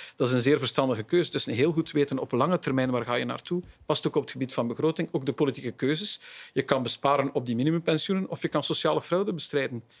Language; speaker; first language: Dutch; native; Dutch